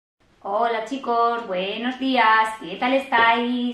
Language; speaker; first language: Spanish; native; Spanish